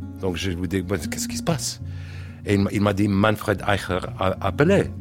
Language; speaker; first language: French; non-native, learner; English